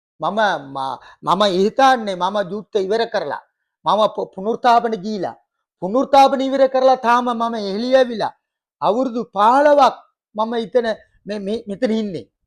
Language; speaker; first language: Sinhala; non-native, local second language; Tamil